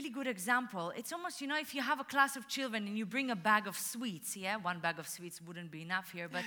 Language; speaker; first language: English; non-native, fluent; Russian